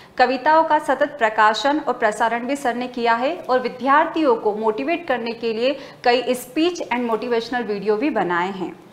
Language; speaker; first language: Hindi; native; Hindi